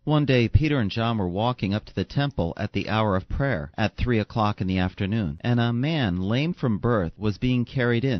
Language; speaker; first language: English; native; English